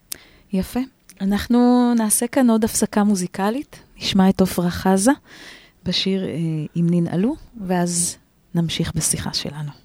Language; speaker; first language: Hebrew; native; Hebrew